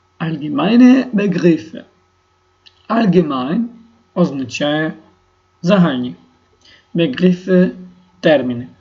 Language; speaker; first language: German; non-native, learner; Ukrainian